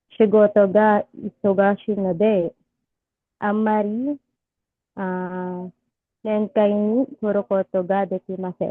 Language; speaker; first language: Japanese; non-native, learner; Filipino